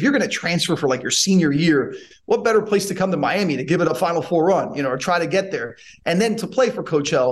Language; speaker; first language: English; native; English